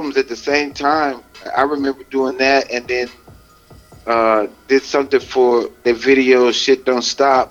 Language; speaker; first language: English; native; English